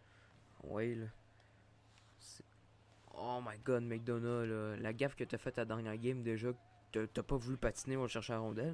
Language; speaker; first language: French; native; French